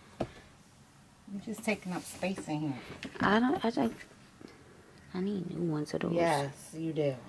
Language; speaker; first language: English; native; English